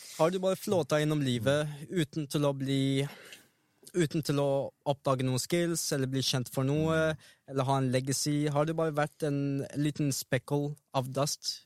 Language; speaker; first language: Norwegian; early bilingual, other home language; Arabic